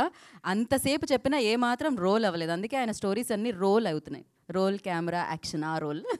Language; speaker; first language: Telugu; native; Telugu